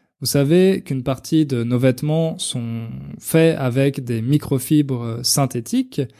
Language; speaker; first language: French; native; French